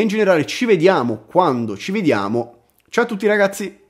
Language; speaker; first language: Italian; native; Italian